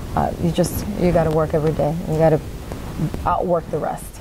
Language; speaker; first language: English; native; English